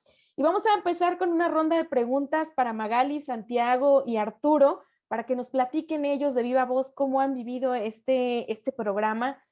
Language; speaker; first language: Spanish; native; Spanish